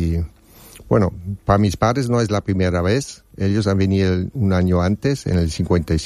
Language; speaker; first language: Spanish; non-native, fluent; German